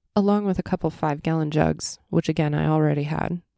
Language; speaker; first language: English; native; English